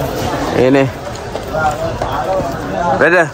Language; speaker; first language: Malay; native; Malay